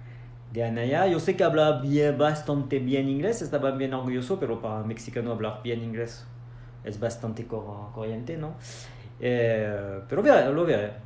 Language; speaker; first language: Spanish; non-native, fluent; French